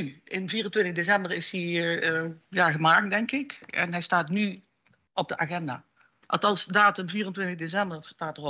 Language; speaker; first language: Dutch; native; Dutch